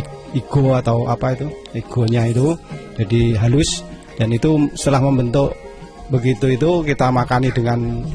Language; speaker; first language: Indonesian; non-native, local second language; Javanese